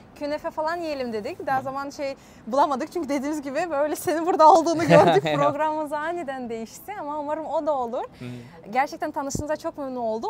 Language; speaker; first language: Turkish; non-native, fluent; Russian